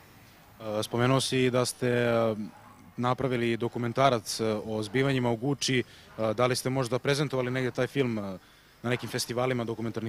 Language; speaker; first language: Serbian; native; Serbian